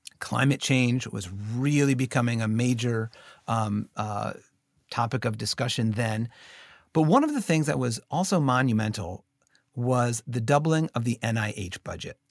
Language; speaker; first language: English; native; English